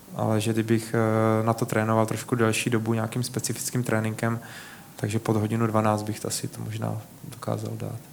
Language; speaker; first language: Czech; native; Czech